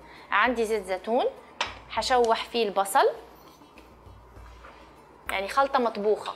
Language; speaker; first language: Arabic; native; Arabic